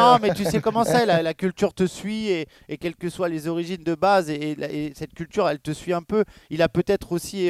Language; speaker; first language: French; native; French